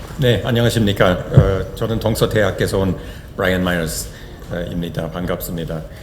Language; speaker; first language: Korean; non-native, fluent; English